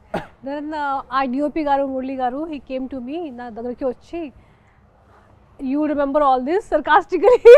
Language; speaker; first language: Telugu; non-native, fluent; Hindi